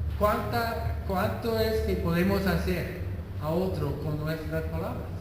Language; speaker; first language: Spanish; non-native, fluent; English